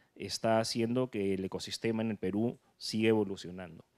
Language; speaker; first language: Spanish; native; Spanish